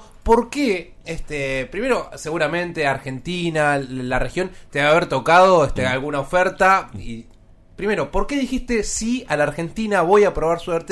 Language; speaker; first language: Spanish; native; Spanish